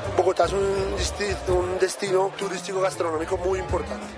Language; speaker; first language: Spanish; native; Spanish